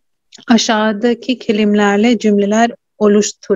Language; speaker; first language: Turkish; non-native, learner; Urdu